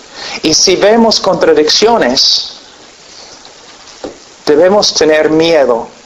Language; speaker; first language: Spanish; non-native, fluent; English